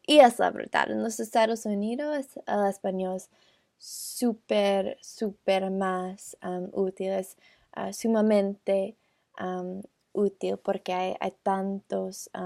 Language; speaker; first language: Spanish; non-native, learner; English